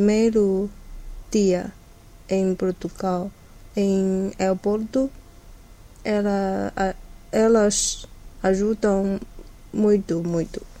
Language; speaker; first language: Portuguese; non-native, learner; Chinese